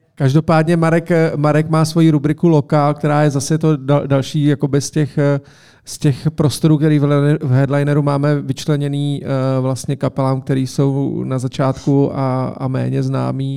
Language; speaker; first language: Czech; native; Czech